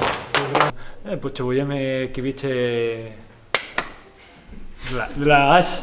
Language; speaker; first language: Polish; non-native, learner; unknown